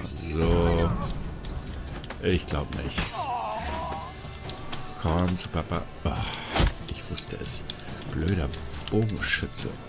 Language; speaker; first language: German; native; German